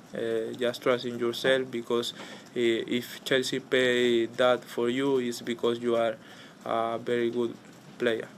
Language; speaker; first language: English; non-native, learner; Spanish